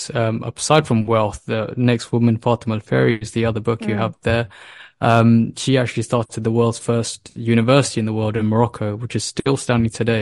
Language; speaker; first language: English; native; English